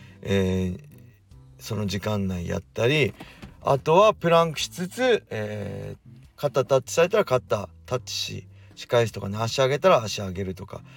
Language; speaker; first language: Japanese; native; Japanese